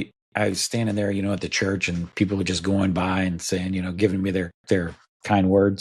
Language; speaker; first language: English; native; English